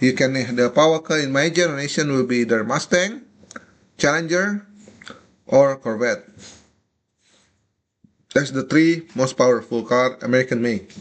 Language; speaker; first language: English; non-native, fluent; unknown